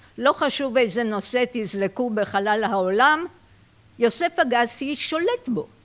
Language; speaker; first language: Hebrew; native; Hebrew